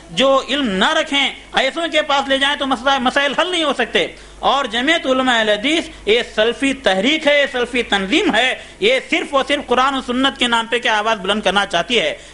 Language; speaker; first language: Urdu; native; Urdu